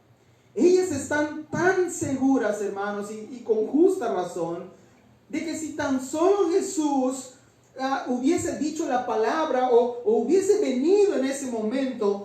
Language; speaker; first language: Spanish; native; Spanish